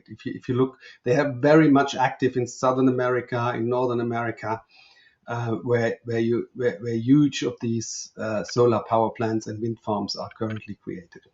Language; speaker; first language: English; non-native, fluent; German